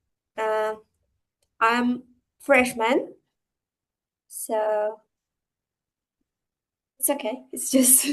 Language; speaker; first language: English; non-native, learner; Uzbek